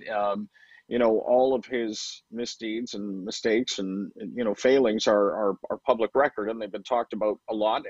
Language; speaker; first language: English; native; English